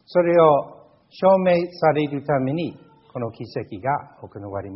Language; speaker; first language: Japanese; non-native, fluent; English